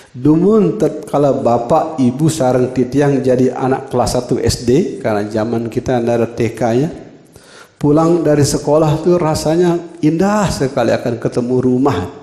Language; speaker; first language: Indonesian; non-native, local second language; Balinese